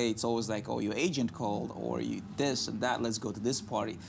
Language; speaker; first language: English; non-native, local second language; Russian